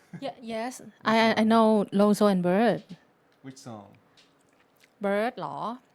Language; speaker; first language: English; non-native, learner; Thai